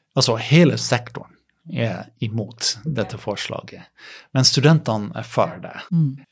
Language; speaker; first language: Norwegian; non-native, fluent; English